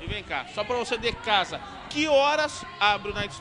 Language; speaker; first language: Portuguese; native; Portuguese